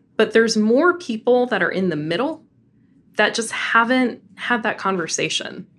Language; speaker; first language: English; native; English